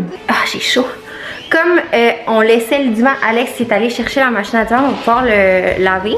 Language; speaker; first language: French; native; French